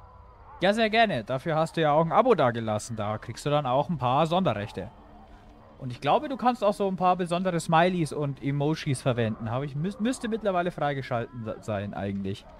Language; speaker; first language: German; native; German